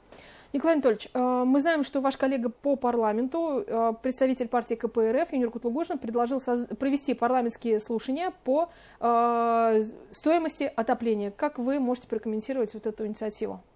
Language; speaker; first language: Russian; native; Russian